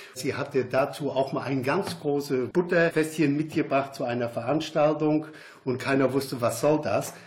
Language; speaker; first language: German; native; German